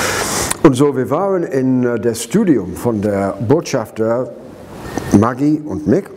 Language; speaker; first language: German; non-native, learner; English